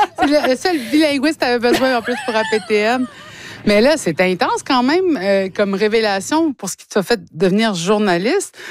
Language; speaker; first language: French; native; French